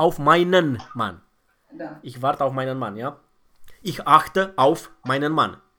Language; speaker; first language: German; non-native, fluent; Romanian